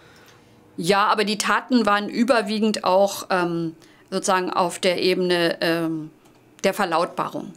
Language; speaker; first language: German; native; German